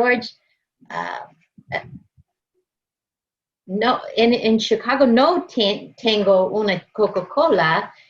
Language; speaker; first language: Spanish; non-native, learner; English